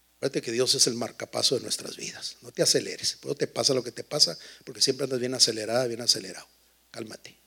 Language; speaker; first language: Spanish; early bilingual, heritage; Spanish